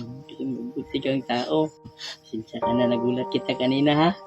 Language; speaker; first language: Filipino; non-native, local second language; Cebuano